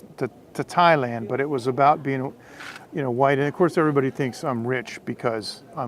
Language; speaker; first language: English; native; English